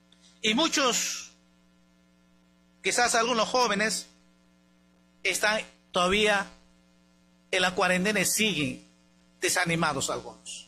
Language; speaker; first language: Spanish; native; Spanish